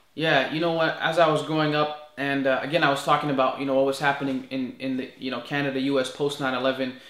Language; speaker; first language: English; native; English